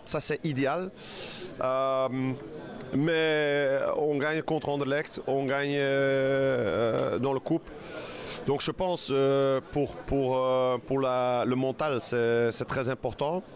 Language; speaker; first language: French; non-native, fluent; Dutch